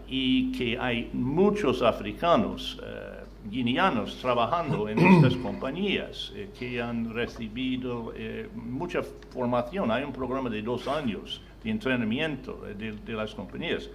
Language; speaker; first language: Spanish; non-native, fluent; English